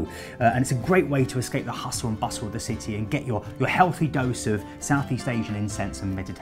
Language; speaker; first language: English; native; English